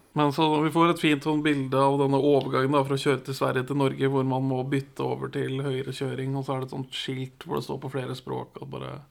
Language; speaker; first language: Norwegian; native; Norwegian